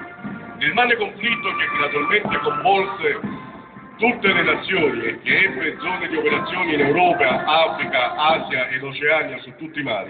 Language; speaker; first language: Italian; native; Italian